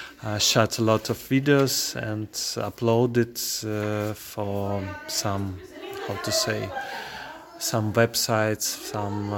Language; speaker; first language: English; non-native, learner; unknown